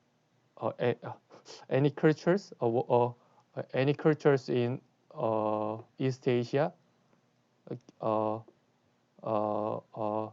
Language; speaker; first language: English; non-native, learner; Korean